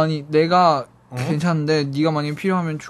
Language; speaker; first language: Korean; non-native, learner; Chinese